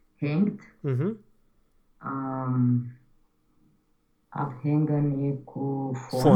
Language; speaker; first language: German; non-native, learner; Romanian